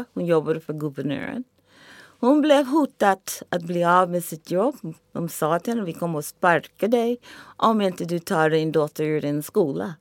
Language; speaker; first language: Swedish; non-native, fluent; English